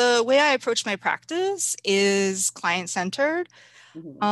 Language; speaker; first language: English; native; English